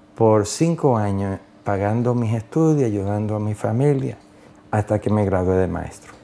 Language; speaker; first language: Spanish; native; Spanish